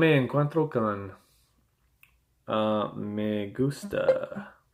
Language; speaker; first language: Spanish; non-native, learner; English